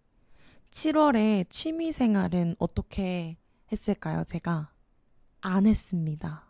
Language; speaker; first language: Korean; native; Korean